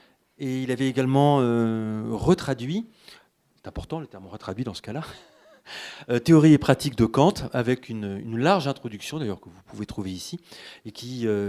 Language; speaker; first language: French; native; French